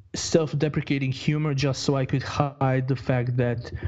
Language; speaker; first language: English; non-native, fluent; Croatian